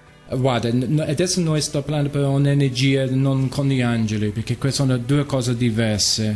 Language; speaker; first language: Italian; non-native, learner; English